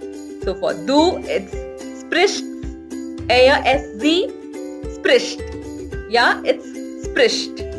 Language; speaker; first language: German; non-native, fluent; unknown